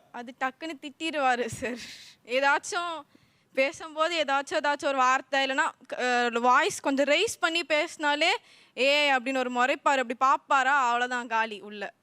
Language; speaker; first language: Tamil; non-native, local second language; Telugu